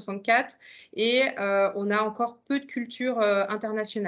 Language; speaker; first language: French; native; French